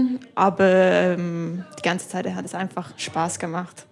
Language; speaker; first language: German; non-native, fluent; English